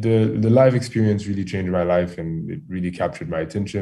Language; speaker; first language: English; non-native, fluent; French